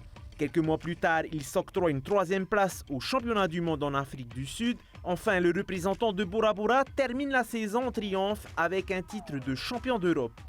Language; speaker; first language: French; native; French